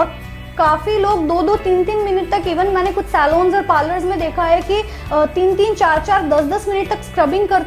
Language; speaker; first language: Hindi; native; Hindi